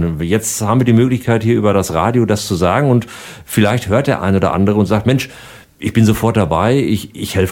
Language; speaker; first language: German; native; German